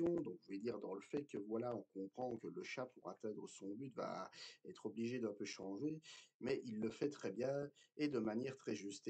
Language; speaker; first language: French; native; French